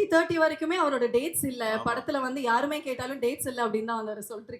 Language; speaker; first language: Tamil; native; Tamil